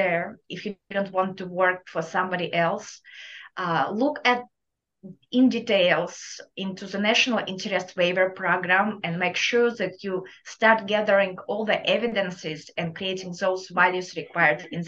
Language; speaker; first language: English; non-native, fluent; Russian